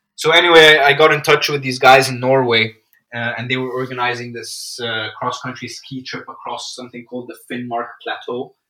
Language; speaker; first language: English; non-native, fluent; Arabic